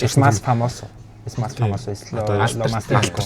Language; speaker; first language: Spanish; early bilingual, other home language; Mongolian